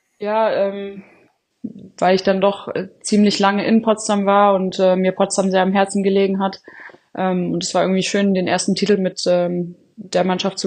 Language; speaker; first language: German; native; German